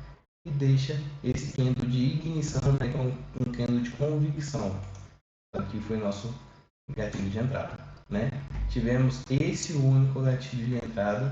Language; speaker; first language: Portuguese; native; Portuguese